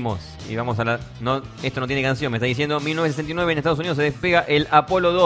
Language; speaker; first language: Spanish; native; Spanish